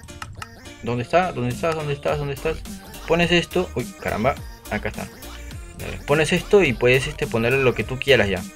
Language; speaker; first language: Spanish; native; Spanish